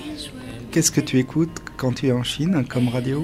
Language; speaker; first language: French; native; French